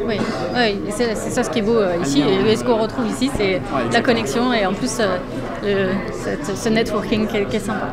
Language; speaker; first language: French; native; French